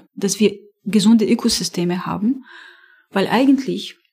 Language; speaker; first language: German; non-native, fluent; Arabic